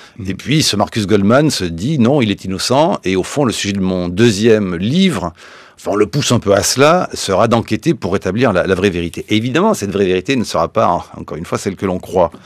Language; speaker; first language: French; native; French